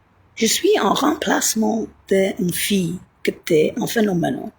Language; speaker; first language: French; non-native, fluent; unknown